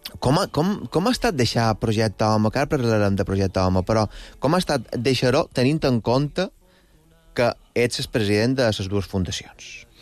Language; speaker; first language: Catalan; native; Catalan